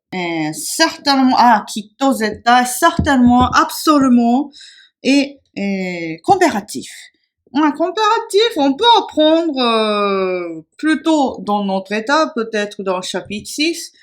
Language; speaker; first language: French; non-native, fluent; Japanese